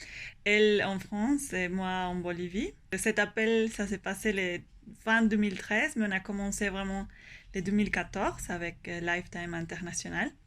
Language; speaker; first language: French; non-native, fluent; Spanish